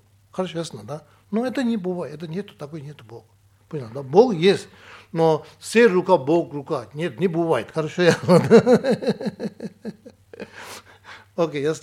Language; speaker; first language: Russian; non-native, learner; Tibetan